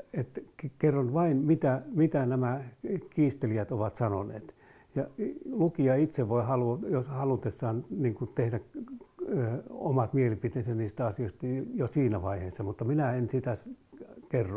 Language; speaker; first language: Finnish; native; Finnish